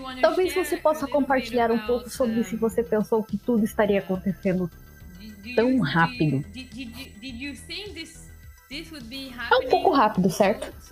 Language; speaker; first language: Portuguese; non-native, learner; English